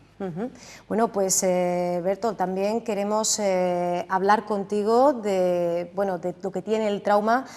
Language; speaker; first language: Spanish; native; Spanish